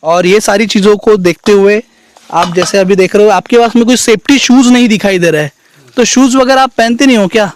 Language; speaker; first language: Hindi; non-native, local second language; Marathi